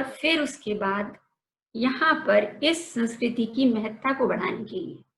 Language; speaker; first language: Hindi; native; Hindi